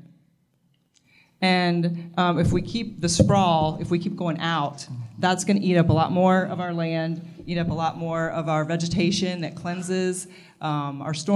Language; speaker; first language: English; native; English